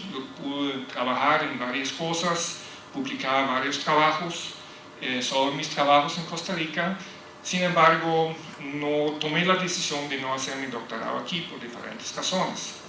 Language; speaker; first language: Spanish; non-native, fluent; German